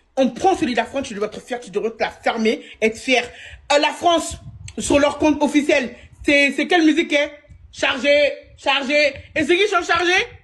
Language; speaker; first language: French; early bilingual, other home language; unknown